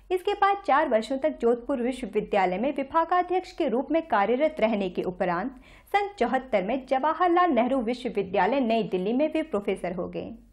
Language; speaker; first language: Hindi; native; Hindi